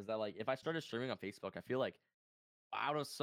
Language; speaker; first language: English; native; English